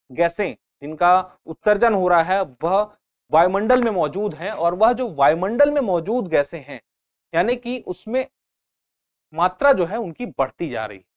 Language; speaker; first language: Hindi; native; Hindi